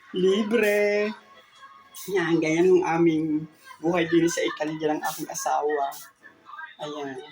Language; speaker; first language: Filipino; native; Filipino